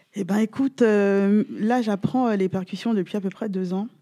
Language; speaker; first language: French; native; French